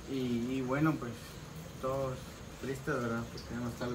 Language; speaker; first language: Spanish; native; Spanish